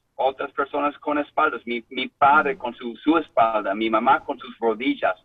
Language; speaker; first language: Spanish; non-native, fluent; English